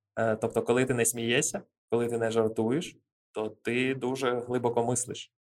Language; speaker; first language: Ukrainian; native; Ukrainian